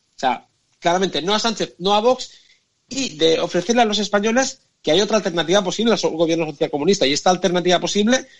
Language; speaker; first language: Spanish; native; Spanish